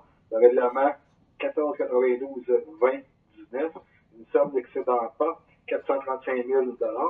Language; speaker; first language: French; native; French